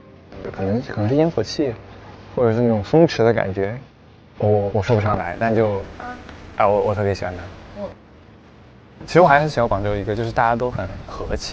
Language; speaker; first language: Chinese; native; Chinese